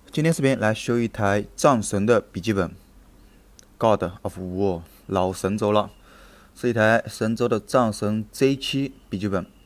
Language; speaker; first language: Chinese; native; Chinese